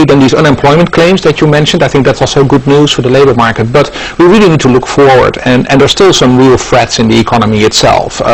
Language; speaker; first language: English; non-native, fluent; Dutch